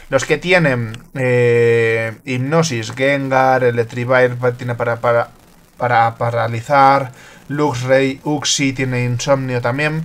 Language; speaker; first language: Spanish; native; Spanish